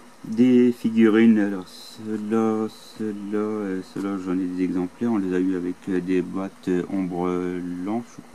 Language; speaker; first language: French; native; French